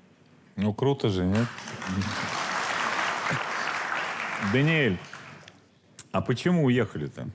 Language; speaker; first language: Russian; native; Russian